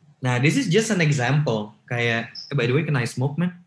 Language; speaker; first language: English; non-native, local second language; Indonesian